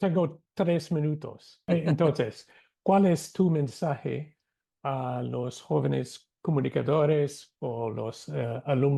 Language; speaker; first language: Spanish; non-native, fluent; English